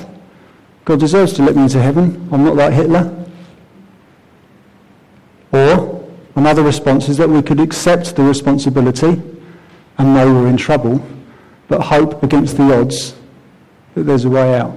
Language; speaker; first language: English; native; English